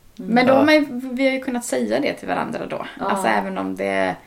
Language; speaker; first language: Swedish; native; Swedish